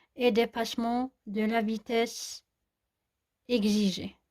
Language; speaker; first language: French; non-native, local second language; Arabic